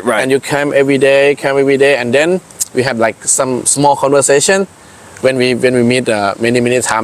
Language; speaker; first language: English; non-native, learner; Thai